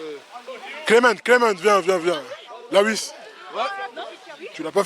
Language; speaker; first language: French; native; French